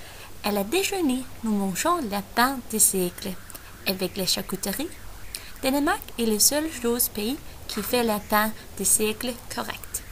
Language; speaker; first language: French; non-native, learner; Danish